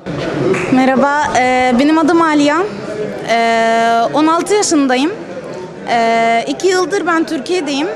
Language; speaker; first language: Turkish; early bilingual, other home language; Arabic